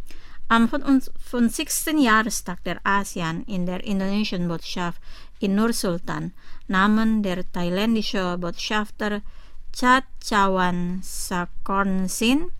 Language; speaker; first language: German; non-native, fluent; Indonesian